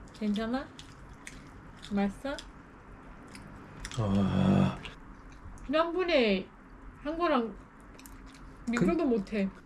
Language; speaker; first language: Korean; non-native, learner; Turkish